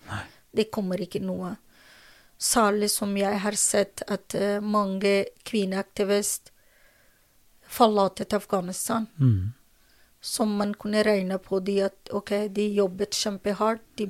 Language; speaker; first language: Norwegian; non-native, learner; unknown